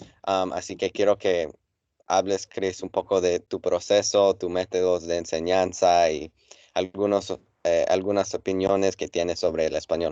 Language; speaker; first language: Spanish; non-native, fluent; English